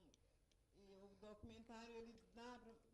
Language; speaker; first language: Portuguese; non-native, local second language; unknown